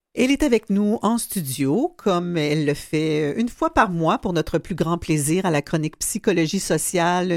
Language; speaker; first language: French; native; French